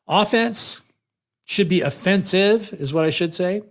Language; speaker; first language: English; native; English